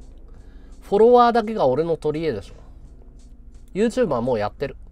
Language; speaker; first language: Japanese; native; Japanese